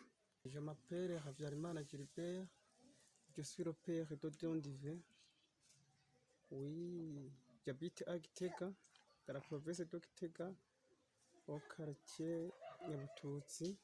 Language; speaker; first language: French; non-native, local second language; Rundi